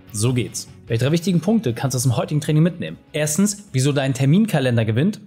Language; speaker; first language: German; native; German